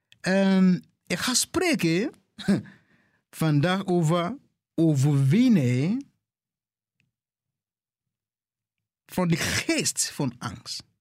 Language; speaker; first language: Dutch; non-native, fluent; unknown